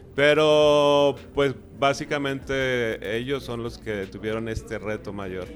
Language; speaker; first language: Spanish; native; Spanish